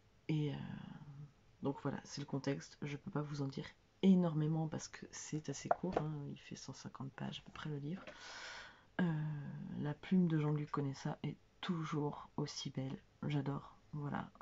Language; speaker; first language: French; native; French